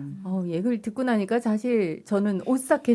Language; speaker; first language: Korean; native; Korean